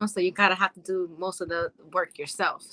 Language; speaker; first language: English; native; English